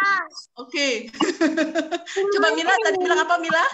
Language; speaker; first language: Indonesian; native; Indonesian